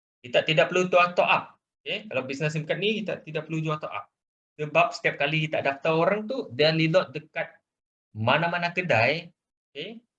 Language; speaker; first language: Malay; non-native, local second language; Chinese